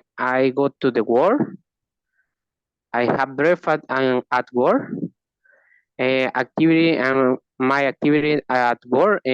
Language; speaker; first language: English; non-native, learner; Spanish